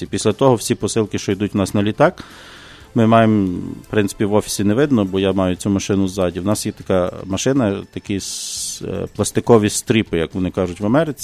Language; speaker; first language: Ukrainian; native; Ukrainian